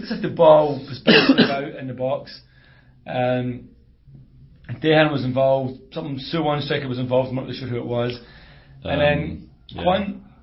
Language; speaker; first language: English; native; English